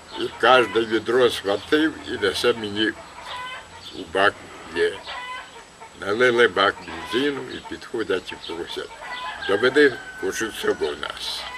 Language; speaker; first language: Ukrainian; native; Ukrainian